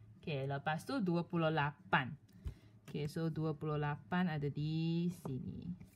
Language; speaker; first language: Malay; non-native, local second language; Chinese